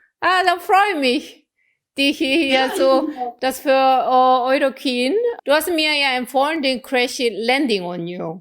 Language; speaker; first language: German; non-native, fluent; Korean